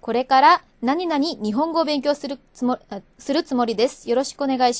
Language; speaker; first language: Japanese; non-native, local second language; Korean